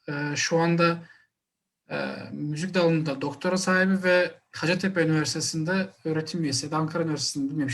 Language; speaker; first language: Turkish; native; Turkish